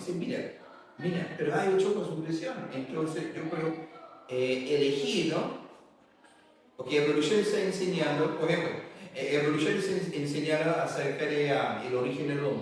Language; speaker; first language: Spanish; non-native, learner; English